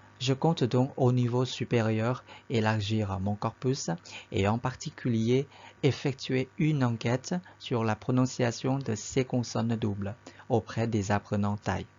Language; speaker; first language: French; non-native, fluent; Thai